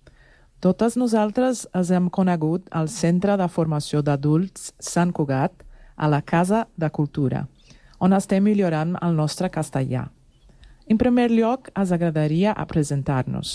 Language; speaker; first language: Catalan; non-native, learner; Portuguese